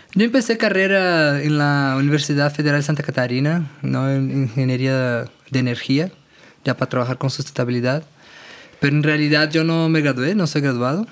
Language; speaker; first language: Spanish; non-native, fluent; Portuguese